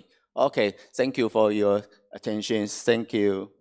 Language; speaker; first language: English; non-native, fluent; Chinese